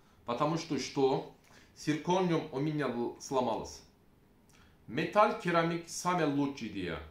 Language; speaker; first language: Russian; non-native, learner; Turkish